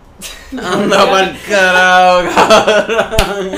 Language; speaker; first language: Spanish; native; Spanish